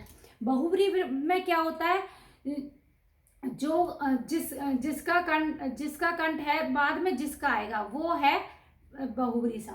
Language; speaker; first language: Hindi; native; Hindi